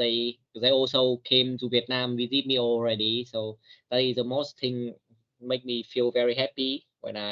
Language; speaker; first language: English; non-native, learner; Vietnamese